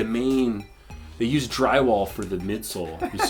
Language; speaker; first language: English; native; English